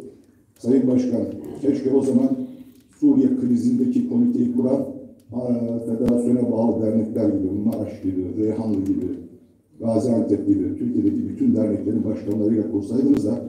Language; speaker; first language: Turkish; native; Turkish